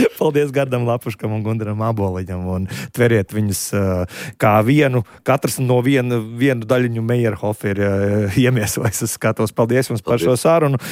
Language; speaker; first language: Latvian; native; Latvian